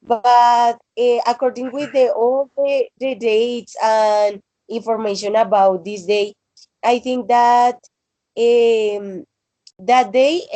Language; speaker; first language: English; non-native, learner; Spanish